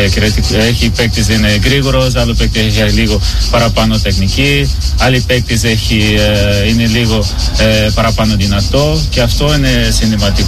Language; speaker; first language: Greek; non-native, learner; Portuguese